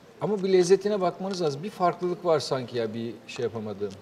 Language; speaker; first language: Turkish; native; Turkish